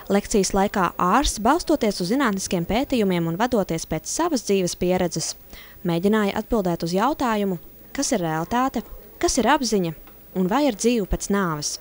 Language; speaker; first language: Latvian; native; Latvian